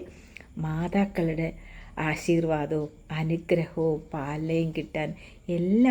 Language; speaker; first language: Malayalam; native; Malayalam